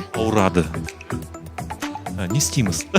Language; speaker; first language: Kazakh; non-native, local second language; Russian